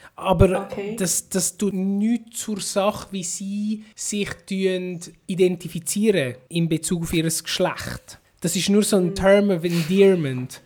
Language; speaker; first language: German; early bilingual, other home language; Filipino